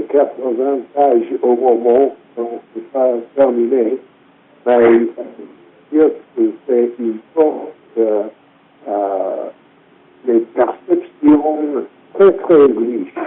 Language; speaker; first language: French; non-native, fluent; English